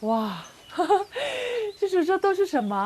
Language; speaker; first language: Chinese; non-native, learner; Korean